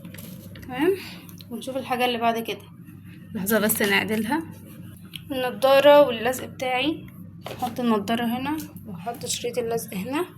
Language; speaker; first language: Arabic; native; Arabic